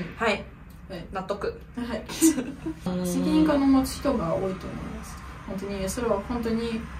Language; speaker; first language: Japanese; non-native, learner; Russian